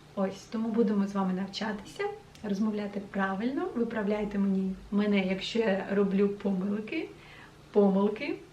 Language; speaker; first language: Ukrainian; non-native, local second language; Russian